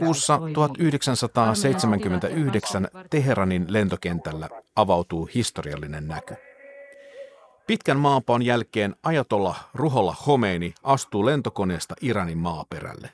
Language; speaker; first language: Finnish; native; Finnish